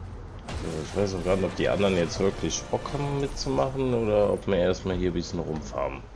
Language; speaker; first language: German; native; German